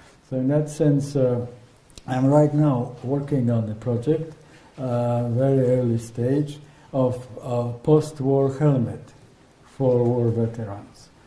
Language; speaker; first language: English; non-native, fluent; Polish